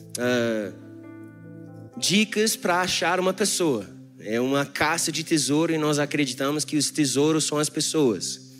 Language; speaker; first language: Portuguese; non-native, fluent; English